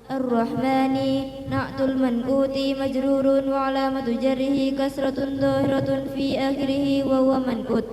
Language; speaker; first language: Arabic; non-native, learner; Indonesian